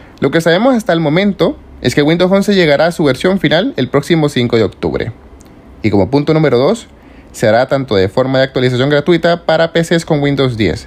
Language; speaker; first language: Spanish; native; Spanish